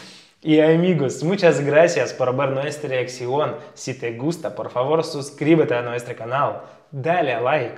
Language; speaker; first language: Spanish; non-native, fluent; Russian